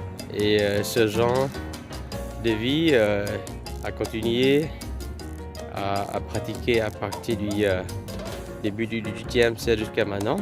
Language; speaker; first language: French; non-native, fluent; Vietnamese